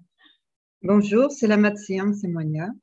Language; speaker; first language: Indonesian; non-native, learner; French